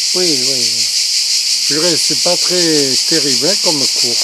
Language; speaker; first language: French; native; French